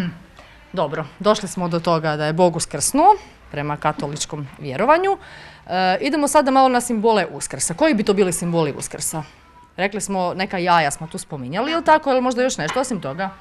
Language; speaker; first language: Croatian; native; Croatian